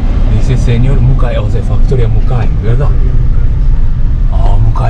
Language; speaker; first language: Spanish; non-native, learner; Japanese